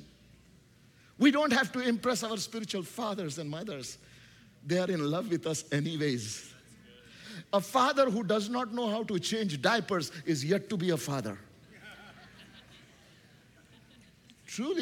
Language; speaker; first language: English; non-native, local second language; Hindi